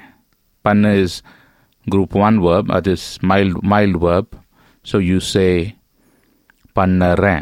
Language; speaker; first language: English; non-native, local second language; Tamil